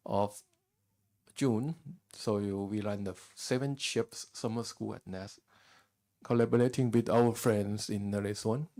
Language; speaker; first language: English; non-native, fluent; Thai